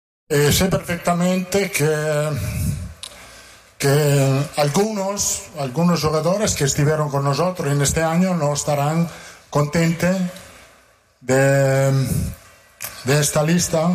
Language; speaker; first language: Portuguese; non-native, fluent; Italian